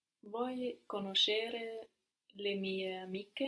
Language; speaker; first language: Italian; non-native, learner; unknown